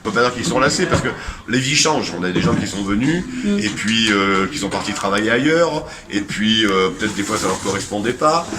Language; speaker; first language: French; native; French